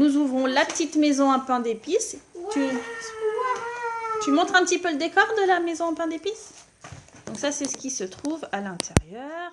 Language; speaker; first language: French; native; French